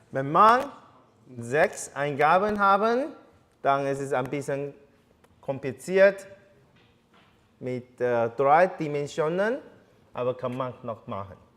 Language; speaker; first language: German; non-native, learner; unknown